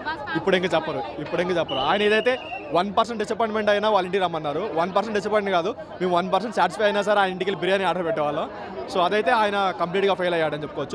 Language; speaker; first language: Telugu; native; Telugu